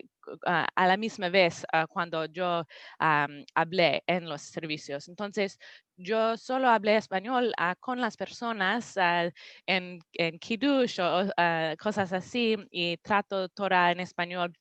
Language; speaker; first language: Spanish; non-native, learner; English